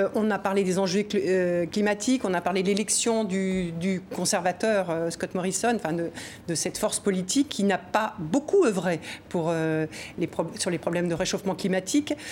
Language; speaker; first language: French; native; French